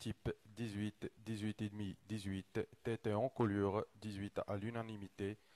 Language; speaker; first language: French; non-native, local second language; Arabic